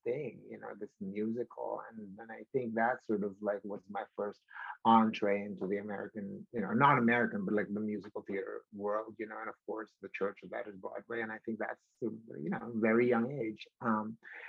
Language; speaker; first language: English; non-native, local second language; Filipino